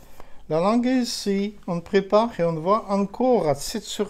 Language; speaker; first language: French; non-native, learner; Ukrainian